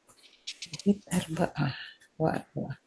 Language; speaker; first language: Arabic; non-native, learner; Indonesian